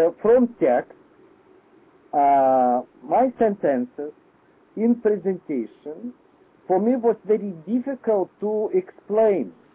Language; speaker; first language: English; non-native, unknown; Russian